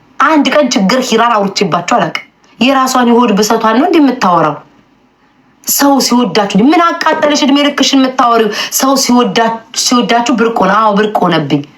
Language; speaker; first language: Amharic; native; Amharic